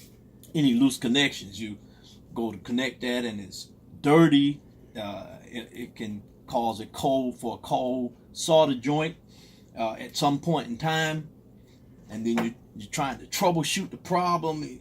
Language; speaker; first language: English; native; English